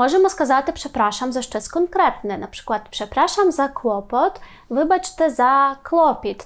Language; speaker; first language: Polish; non-native, fluent; Ukrainian